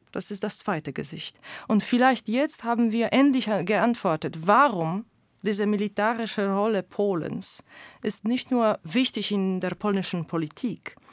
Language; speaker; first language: German; non-native, fluent; Polish